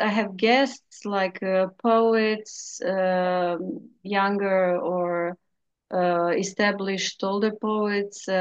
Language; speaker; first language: English; non-native, learner; Serbian